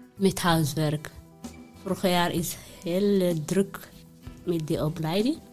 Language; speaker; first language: Dutch; non-native, learner; Tigrinya